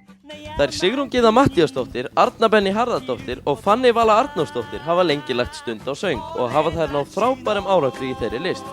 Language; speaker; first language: Icelandic; native; Icelandic